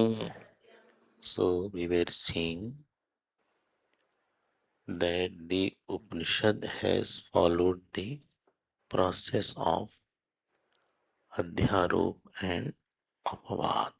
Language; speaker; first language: English; non-native, local second language; Hindi